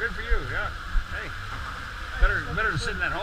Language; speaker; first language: English; native; English